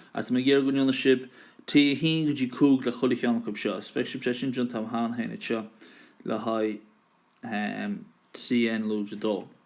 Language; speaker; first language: Irish; native; Irish